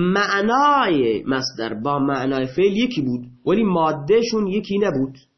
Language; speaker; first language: Persian; non-native, local second language; Baluchi